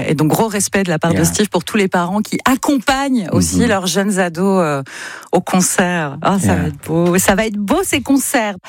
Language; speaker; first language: French; native; French